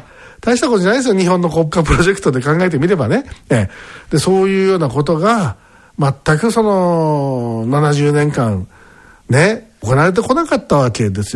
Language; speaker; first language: Japanese; native; Japanese